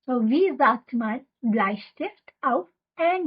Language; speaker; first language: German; non-native, fluent; Hindi